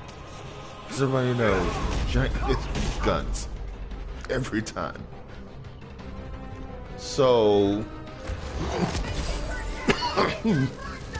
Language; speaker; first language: English; native; English